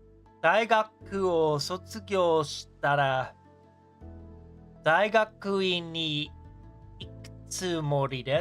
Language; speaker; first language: Japanese; non-native, learner; English